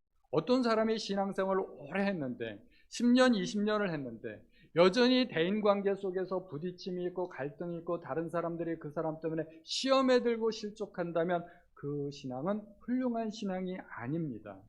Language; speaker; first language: Korean; native; Korean